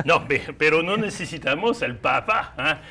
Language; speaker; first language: Spanish; non-native, fluent; French